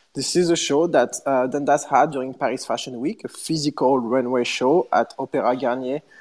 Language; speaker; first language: English; non-native, fluent; French